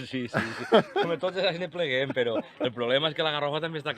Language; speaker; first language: Catalan; native; Catalan